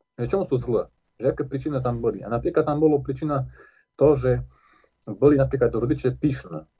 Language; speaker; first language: Slovak; non-native, local second language; Rusyn